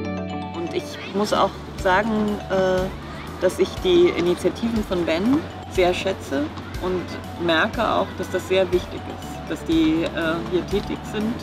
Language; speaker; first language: German; native; German